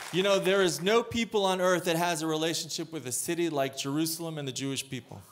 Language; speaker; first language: English; native; English